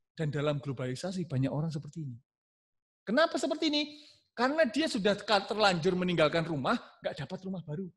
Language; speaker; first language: Indonesian; non-native, local second language; Javanese